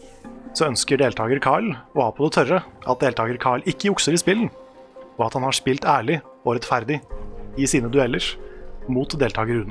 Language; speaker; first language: Norwegian; native; Norwegian